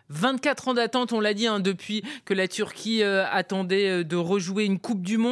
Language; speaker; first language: French; native; French